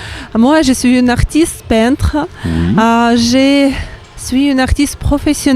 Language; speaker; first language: French; non-native, learner; Ukrainian